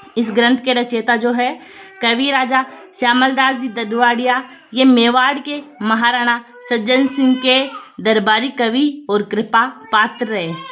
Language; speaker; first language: Hindi; native; Hindi